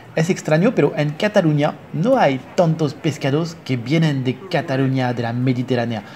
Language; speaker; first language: Spanish; non-native, fluent; French